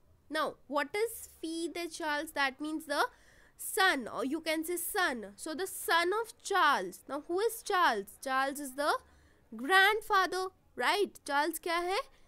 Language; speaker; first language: English; non-native, local second language; Hindi